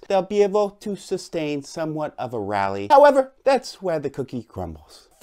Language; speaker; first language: English; native; English